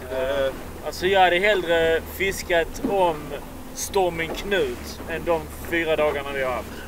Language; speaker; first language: Swedish; native; Swedish